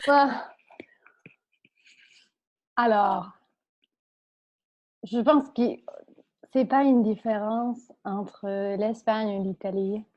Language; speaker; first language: French; non-native, fluent; Spanish